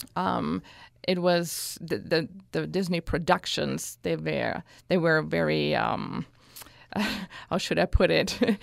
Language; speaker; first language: English; non-native, fluent; German